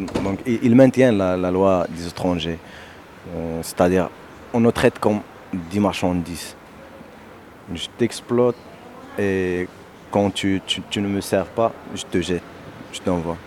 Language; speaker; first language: French; non-native, local second language; Berber languages